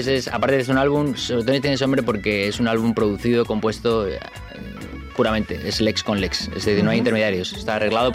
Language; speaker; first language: Spanish; native; Spanish